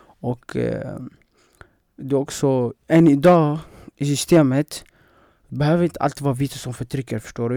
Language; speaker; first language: Swedish; non-native, fluent; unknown